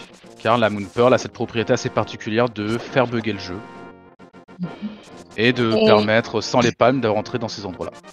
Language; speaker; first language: French; native; French